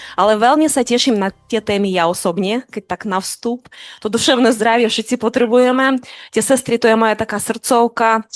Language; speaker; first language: Slovak; non-native, fluent; Ukrainian